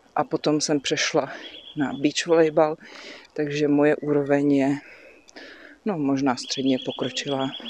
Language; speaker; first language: Czech; native; Czech